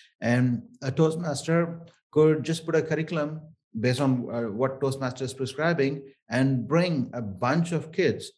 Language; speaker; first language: English; non-native, local second language; Tamil